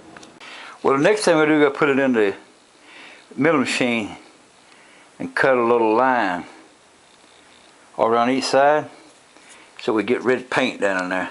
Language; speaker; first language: English; native; English